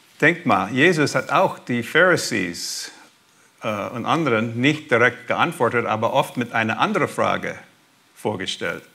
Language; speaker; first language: German; early bilingual, heritage; German